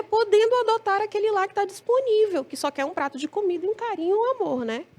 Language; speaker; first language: Portuguese; native; Portuguese